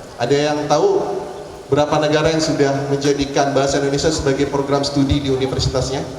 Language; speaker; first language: Indonesian; non-native, local second language; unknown